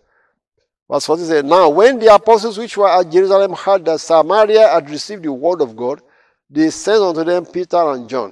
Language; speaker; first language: English; non-native, local second language; Yoruba